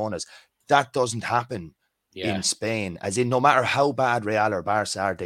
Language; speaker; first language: English; native; English